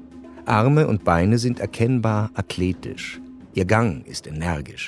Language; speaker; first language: German; native; German